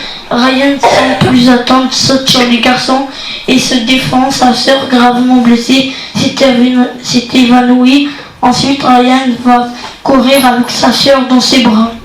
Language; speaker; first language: French; native; French